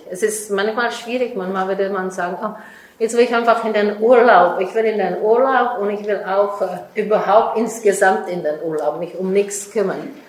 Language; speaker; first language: German; non-native, fluent; Czech